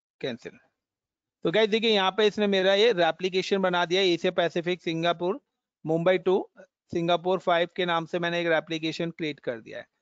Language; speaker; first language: Hindi; native; Hindi